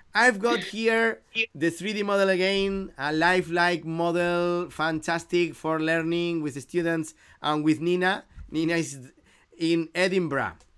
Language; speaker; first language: English; non-native, fluent; Galician